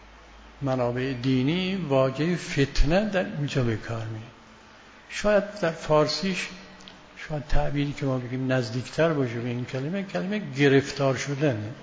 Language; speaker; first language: Persian; native; Persian